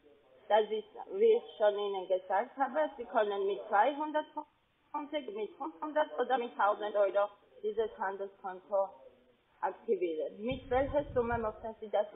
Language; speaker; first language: German; non-native, fluent; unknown